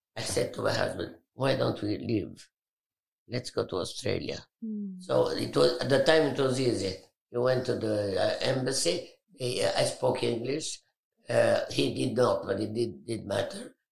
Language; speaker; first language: English; non-native, fluent; Arabic